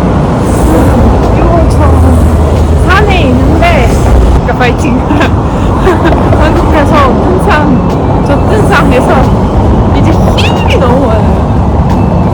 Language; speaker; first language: Korean; non-native, learner; Ukrainian